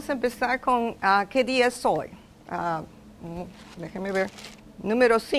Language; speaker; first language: Spanish; non-native, fluent; English